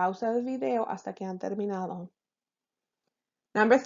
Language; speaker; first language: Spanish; early bilingual, heritage; English